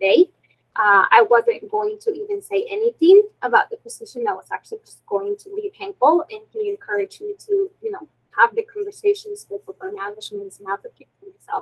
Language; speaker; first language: English; non-native, fluent; Spanish